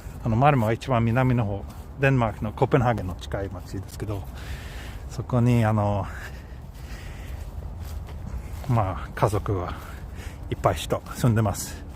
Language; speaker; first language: Japanese; non-native, fluent; Swedish